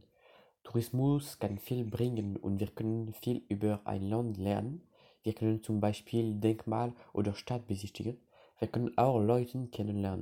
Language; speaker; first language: German; non-native, learner; French